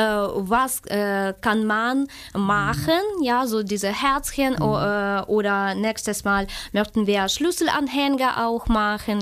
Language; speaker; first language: German; non-native, learner; Ukrainian